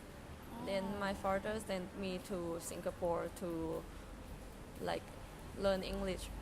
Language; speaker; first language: English; non-native, fluent; Thai